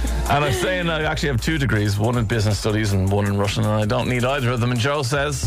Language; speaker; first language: English; native; English